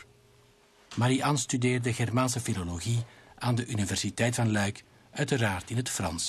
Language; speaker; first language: Dutch; native; Dutch